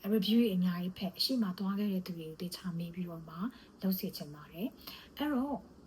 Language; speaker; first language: Burmese; native; Burmese